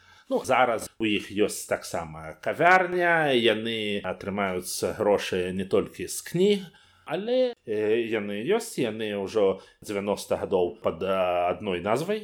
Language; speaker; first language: Belarusian; non-native, learner; Russian